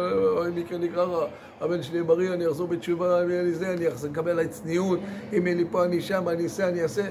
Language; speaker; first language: Hebrew; native; Hebrew